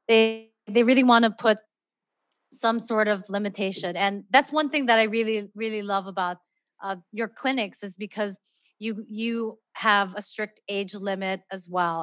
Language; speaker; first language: English; non-native, local second language; Filipino